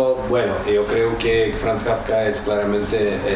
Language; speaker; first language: Spanish; non-native, fluent; Czech